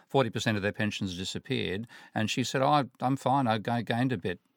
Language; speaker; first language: English; native; English